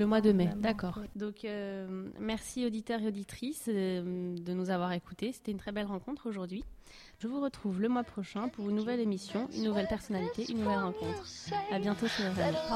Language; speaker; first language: French; native; French